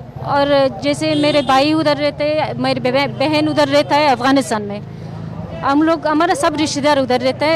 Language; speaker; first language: Hindi; non-native, learner; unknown